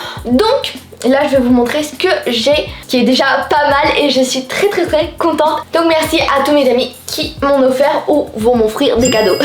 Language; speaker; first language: French; native; French